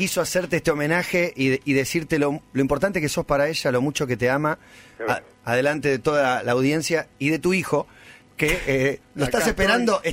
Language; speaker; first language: Spanish; native; Spanish